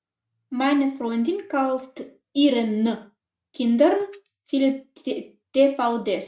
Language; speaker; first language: German; non-native, learner; Macedonian